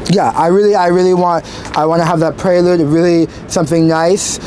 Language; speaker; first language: English; native; English